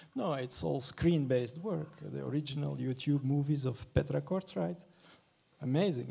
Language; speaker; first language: English; non-native, fluent; French